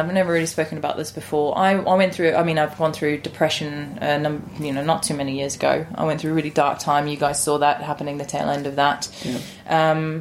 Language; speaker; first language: English; native; English